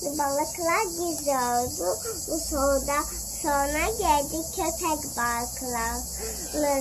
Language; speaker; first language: Turkish; early bilingual, heritage; Turkish